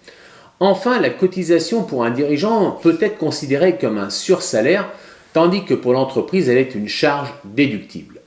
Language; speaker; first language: French; native; French